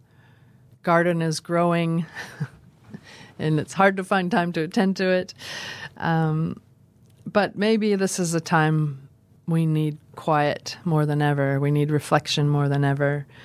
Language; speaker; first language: English; native; English